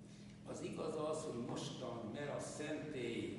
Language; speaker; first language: Hungarian; non-native, local second language; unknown